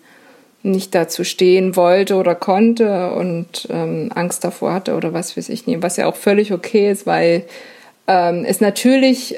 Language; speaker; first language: German; native; German